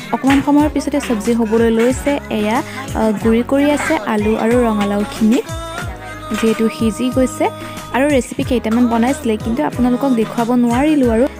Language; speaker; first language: Assamese; non-native, local second language; Mising